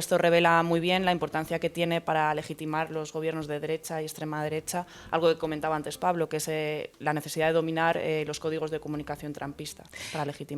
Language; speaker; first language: Spanish; native; Spanish